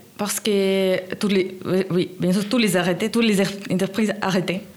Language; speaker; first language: French; non-native, learner; Russian